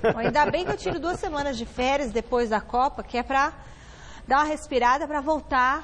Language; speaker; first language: Portuguese; native; Portuguese